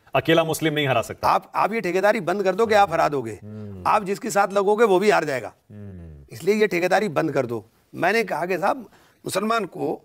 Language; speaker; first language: Hindi; native; Hindi